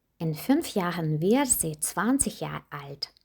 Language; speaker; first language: German; non-native, fluent; Ukrainian